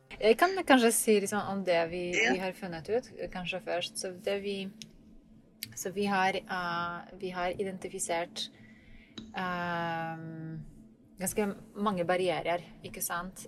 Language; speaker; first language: Norwegian; non-native, fluent; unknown